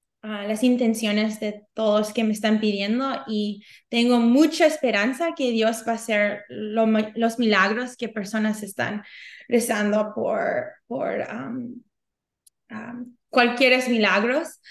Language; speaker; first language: Spanish; early bilingual, heritage; Spanish